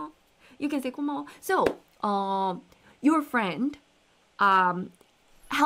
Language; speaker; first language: English; non-native, fluent; Korean